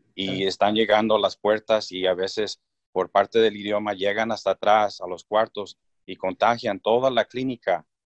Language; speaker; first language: Spanish; early bilingual, heritage; Spanish